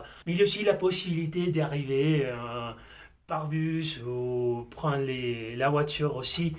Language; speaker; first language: French; non-native, fluent; Spanish